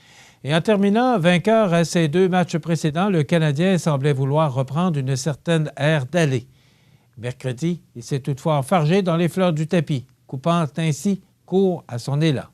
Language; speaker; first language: French; native; French